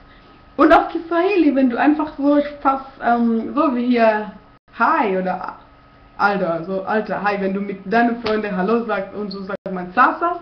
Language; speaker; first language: German; non-native, fluent; Swahili